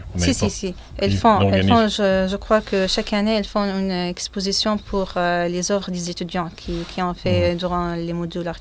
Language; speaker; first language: French; non-native, fluent; Arabic